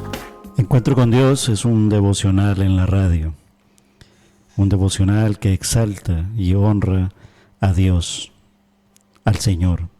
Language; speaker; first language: Spanish; native; Spanish